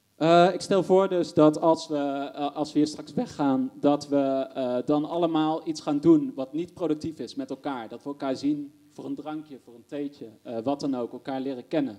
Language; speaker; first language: Dutch; native; Dutch